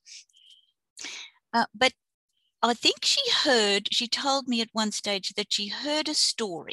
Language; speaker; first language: English; native; English